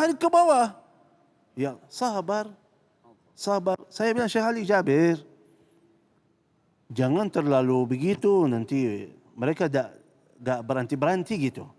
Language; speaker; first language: Indonesian; non-native, fluent; Arabic